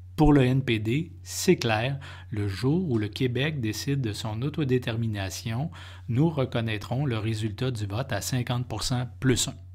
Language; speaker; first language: French; native; French